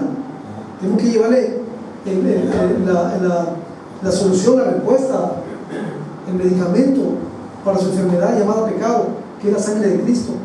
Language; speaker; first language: Spanish; native; Spanish